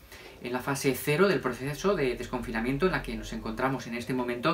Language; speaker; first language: Spanish; native; Spanish